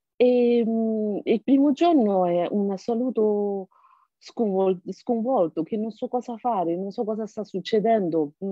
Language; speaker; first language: Italian; non-native, fluent; Burmese